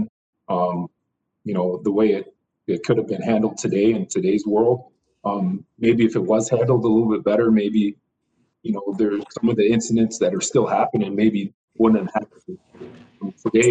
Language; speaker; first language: English; native; English